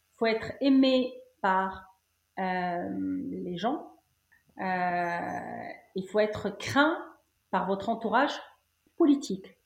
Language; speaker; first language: French; non-native, local second language; Arabic